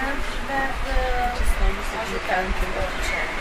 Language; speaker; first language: Romanian; non-native, local second language; Hungarian